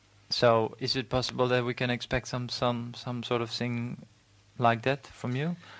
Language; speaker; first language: English; non-native, fluent; Dutch